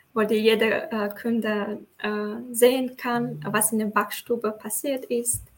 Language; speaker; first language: German; non-native, fluent; Tajik